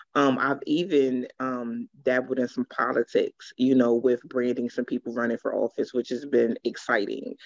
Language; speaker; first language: English; native; English